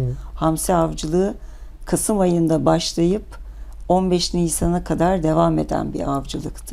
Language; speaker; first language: Turkish; native; Turkish